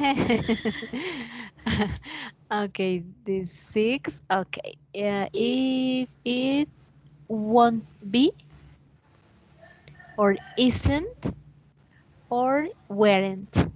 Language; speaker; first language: English; non-native, learner; Spanish